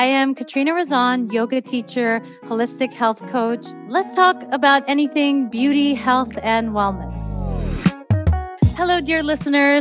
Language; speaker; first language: English; non-native, local second language; Filipino